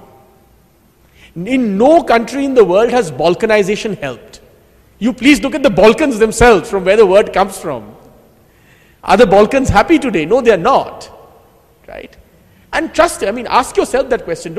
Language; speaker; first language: English; non-native, local second language; Bangla